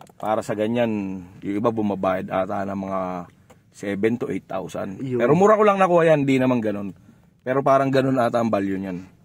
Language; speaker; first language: Filipino; native; Filipino